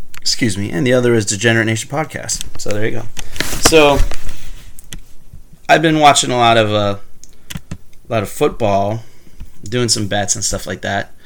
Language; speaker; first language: English; native; English